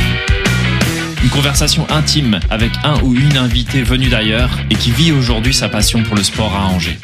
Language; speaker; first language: French; native; French